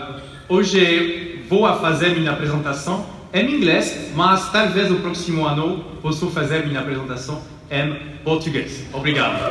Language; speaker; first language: Portuguese; non-native, learner; French